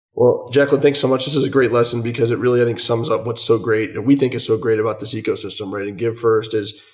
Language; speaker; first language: English; native; English